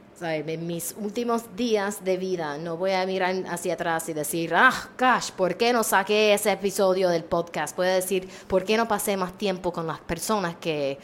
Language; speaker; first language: Spanish; non-native, fluent; English